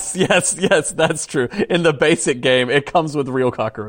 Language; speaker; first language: English; native; English